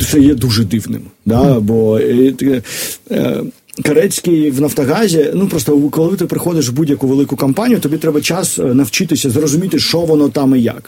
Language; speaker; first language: Ukrainian; native; Ukrainian